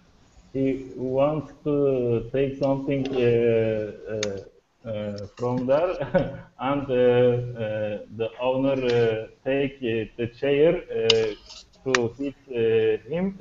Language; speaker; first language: English; non-native, learner; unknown